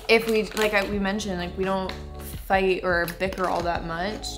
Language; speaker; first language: English; native; English